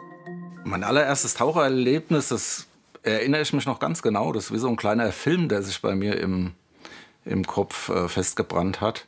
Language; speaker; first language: German; native; German